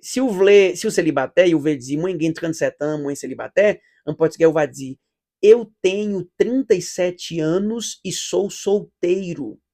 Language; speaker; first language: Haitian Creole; non-native, learner; Portuguese